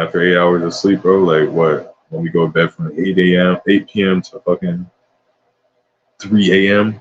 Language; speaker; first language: English; native; English